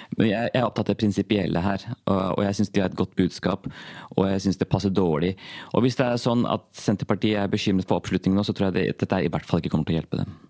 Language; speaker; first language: Norwegian; early bilingual, other home language; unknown